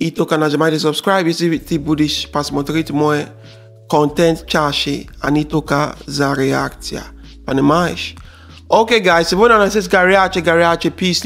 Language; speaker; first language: Russian; non-native, learner; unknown